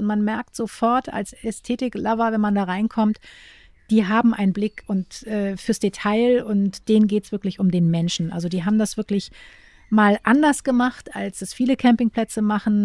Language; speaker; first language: German; native; German